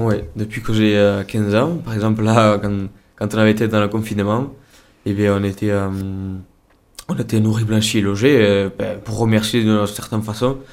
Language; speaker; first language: French; non-native, fluent; Spanish